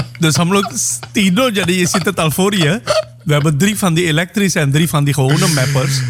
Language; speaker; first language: Dutch; native; Dutch